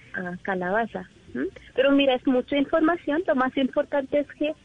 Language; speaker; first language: Spanish; non-native, learner; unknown